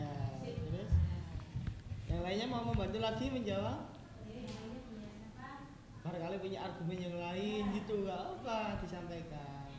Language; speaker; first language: Indonesian; native; Indonesian